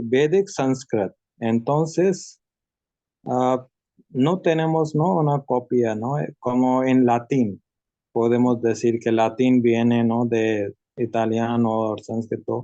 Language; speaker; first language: Spanish; non-native, learner; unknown